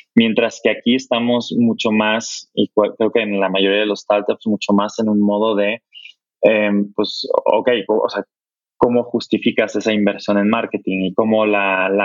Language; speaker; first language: Spanish; non-native, fluent; German